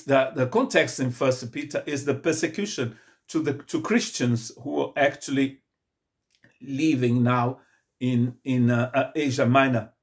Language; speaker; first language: English; non-native, fluent; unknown